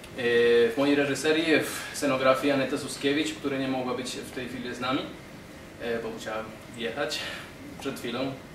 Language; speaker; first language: Polish; non-native, fluent; Spanish